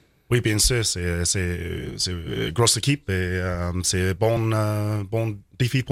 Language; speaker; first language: French; non-native, learner; English